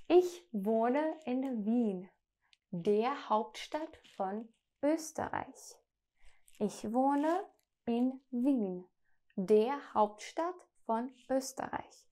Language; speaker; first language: German; non-native, fluent; Persian